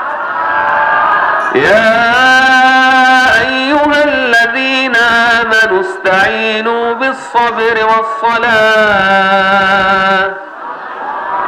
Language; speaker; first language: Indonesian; non-native, learner; Arabic